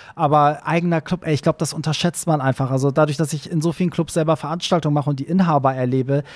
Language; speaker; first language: German; native; German